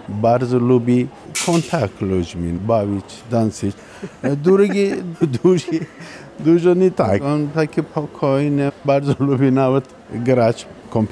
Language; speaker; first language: Polish; non-native, learner; Turkish